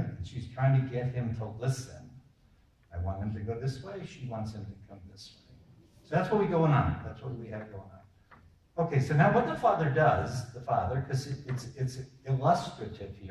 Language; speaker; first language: English; native; English